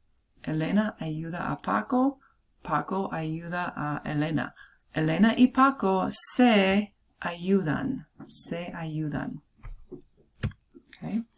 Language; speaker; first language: Spanish; non-native, fluent; English